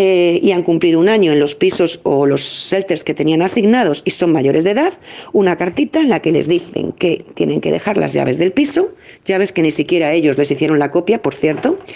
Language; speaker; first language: Spanish; native; Spanish